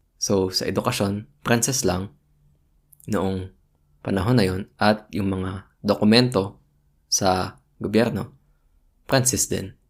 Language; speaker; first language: Filipino; native; Filipino